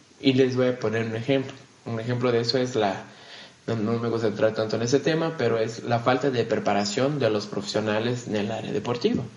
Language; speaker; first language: Spanish; non-native, fluent; Portuguese